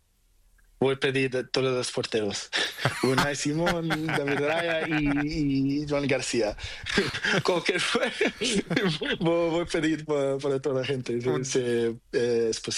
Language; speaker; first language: Spanish; non-native, learner; Portuguese